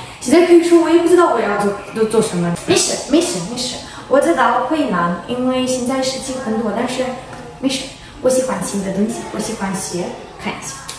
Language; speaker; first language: Chinese; non-native, learner; Ukrainian